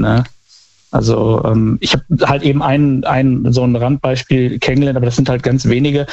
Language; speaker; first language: German; native; German